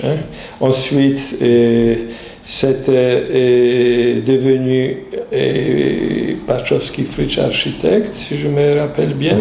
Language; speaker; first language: French; non-native, fluent; Polish